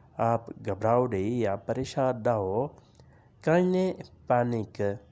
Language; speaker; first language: Urdu; non-native, local second language; Punjabi